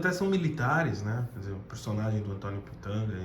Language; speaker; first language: Portuguese; native; Portuguese